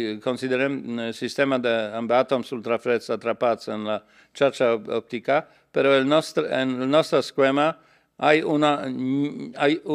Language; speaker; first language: Italian; non-native, learner; Polish